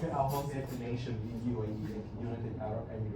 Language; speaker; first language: English; non-native, learner; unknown